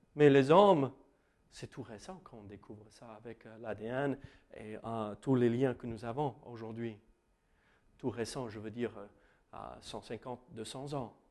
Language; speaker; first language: French; non-native, fluent; English